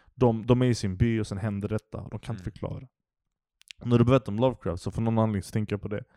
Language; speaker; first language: Swedish; early bilingual, other home language; Turkish